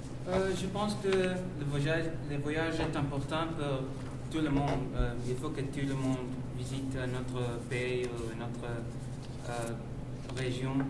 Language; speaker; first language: French; non-native, learner; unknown